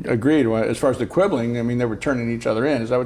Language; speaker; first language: English; native; English